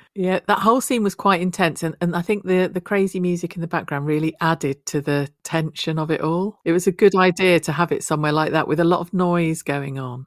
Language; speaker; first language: English; native; English